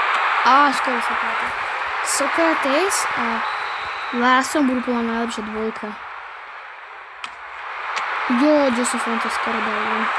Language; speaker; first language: Slovak; native; Slovak